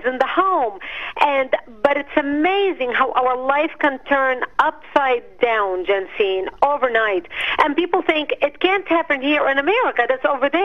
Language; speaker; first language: English; non-native, fluent; Arabic